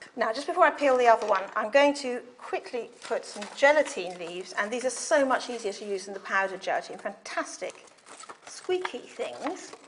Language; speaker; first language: English; native; English